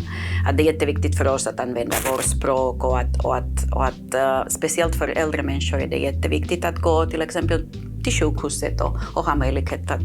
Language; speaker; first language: Swedish; non-native, fluent; Catalan